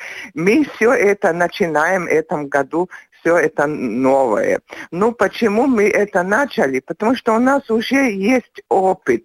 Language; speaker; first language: Russian; non-native, local second language; Latvian